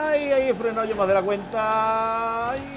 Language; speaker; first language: Spanish; native; Spanish